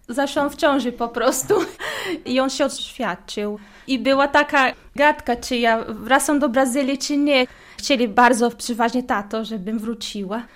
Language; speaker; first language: Polish; non-native, fluent; Portuguese